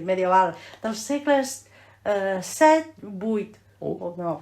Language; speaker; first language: Catalan; non-native, fluent; Chinese